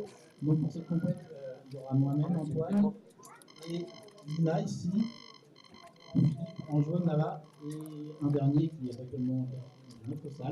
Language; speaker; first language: French; native; French